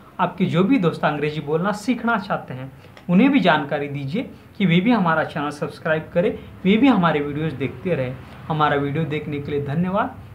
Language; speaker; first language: Hindi; non-native, local second language; Marathi